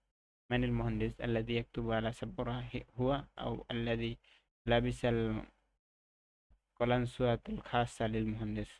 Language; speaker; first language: Arabic; non-native, fluent; Bangla